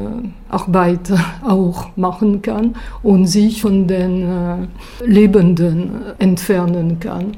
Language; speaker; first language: German; non-native, fluent; French